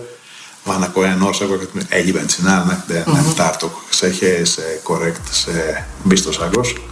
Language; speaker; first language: Hungarian; non-native, fluent; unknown